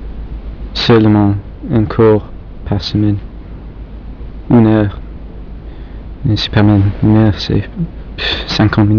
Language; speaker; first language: French; non-native, fluent; English